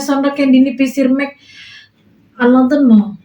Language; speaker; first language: Turkish; non-native, learner; Indonesian